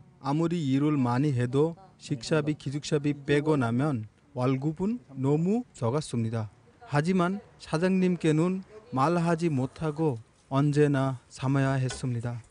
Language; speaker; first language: Korean; non-native, learner; Bangla